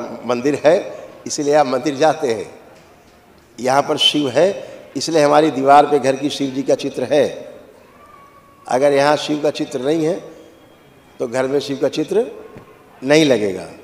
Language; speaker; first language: Hindi; native; Hindi